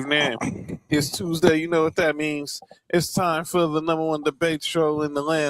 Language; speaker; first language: English; native; English